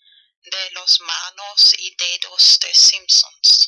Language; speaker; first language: Spanish; non-native, fluent; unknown